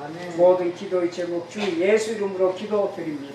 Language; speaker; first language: Korean; native; Korean